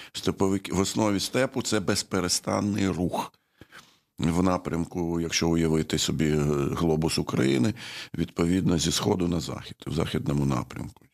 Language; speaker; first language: Ukrainian; native; Ukrainian